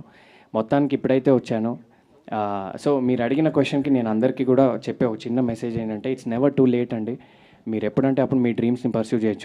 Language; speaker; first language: Telugu; native; Telugu